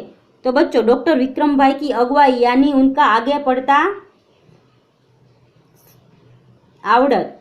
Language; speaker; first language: Hindi; non-native, local second language; Gujarati